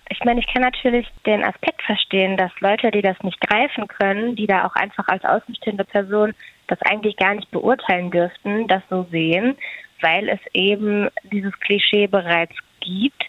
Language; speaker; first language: German; native; German